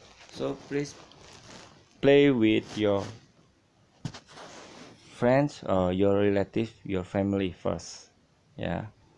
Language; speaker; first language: English; non-native, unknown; Indonesian